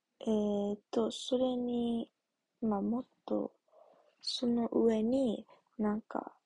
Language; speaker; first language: Japanese; non-native, learner; English